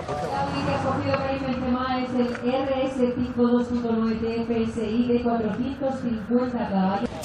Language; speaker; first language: Spanish; native; Spanish